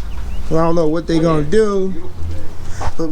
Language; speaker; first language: English; native; English